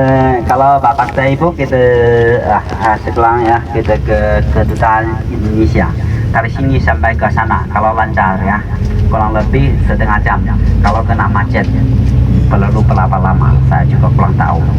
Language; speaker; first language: Indonesian; non-native, fluent; Chinese